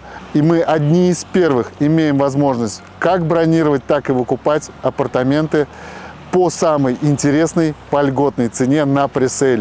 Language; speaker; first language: Russian; native; Russian